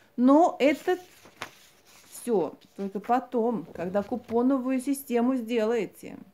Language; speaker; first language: Russian; non-native, local second language; Latvian